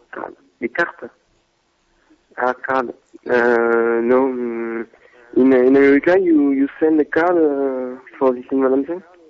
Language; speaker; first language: English; non-native, learner; French